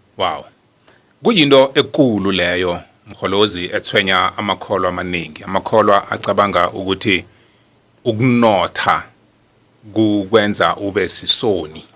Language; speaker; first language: Zulu; non-native, local second language; South Ndebele